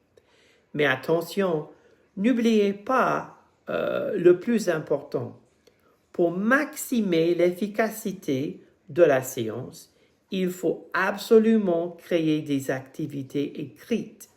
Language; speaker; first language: French; non-native, fluent; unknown